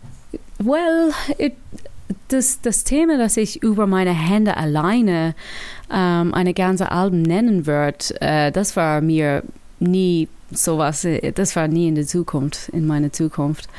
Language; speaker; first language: German; non-native, learner; English